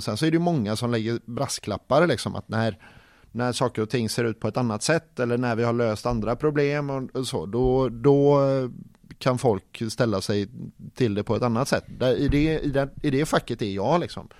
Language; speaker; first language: Swedish; native; Swedish